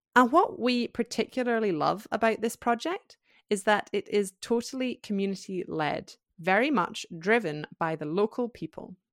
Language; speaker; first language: English; native; English